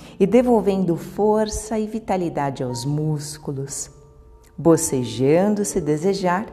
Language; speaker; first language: Portuguese; native; Portuguese